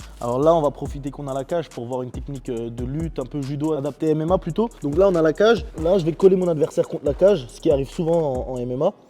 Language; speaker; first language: French; early bilingual, other home language; Chechen